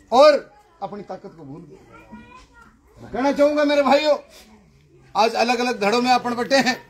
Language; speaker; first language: Hindi; native; Hindi